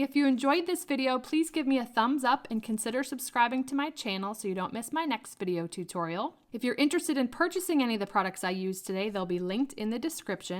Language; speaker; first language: English; native; English